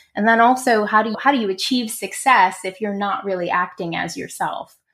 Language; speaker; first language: English; native; English